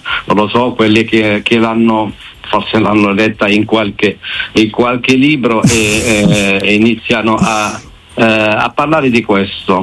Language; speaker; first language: Italian; non-native, fluent; Arabic